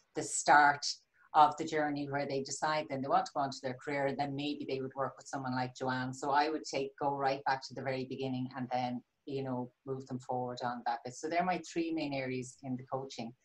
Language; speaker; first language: English; native; English